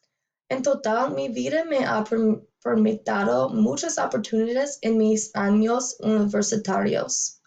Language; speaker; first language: Spanish; non-native, learner; English